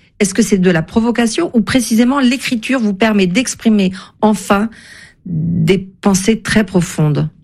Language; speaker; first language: French; native; French